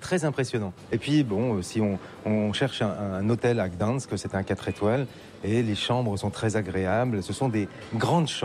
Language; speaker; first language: French; native; French